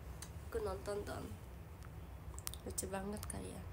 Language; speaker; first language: Indonesian; non-native, learner; Japanese